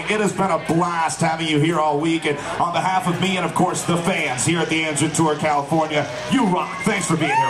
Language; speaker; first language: English; native; English